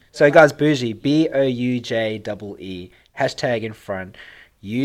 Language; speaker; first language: English; native; English